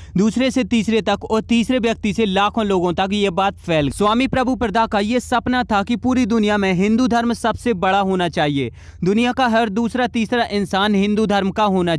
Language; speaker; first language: Hindi; native; Hindi